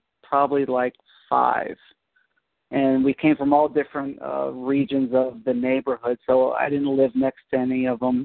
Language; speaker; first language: English; native; English